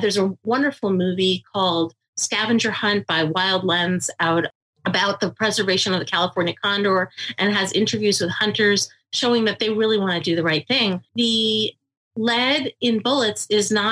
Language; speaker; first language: English; native; English